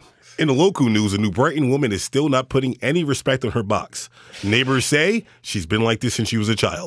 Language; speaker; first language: English; native; English